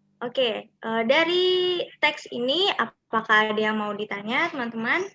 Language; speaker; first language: Indonesian; native; Indonesian